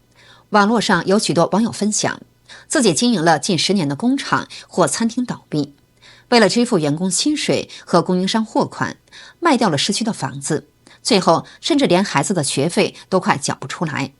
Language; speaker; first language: Chinese; native; Chinese